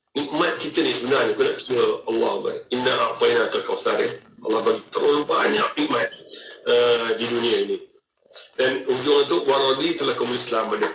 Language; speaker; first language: Malay; native; Malay